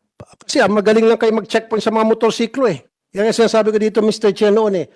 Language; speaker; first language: Filipino; native; Filipino